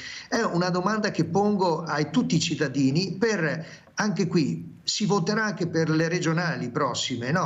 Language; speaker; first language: Italian; native; Italian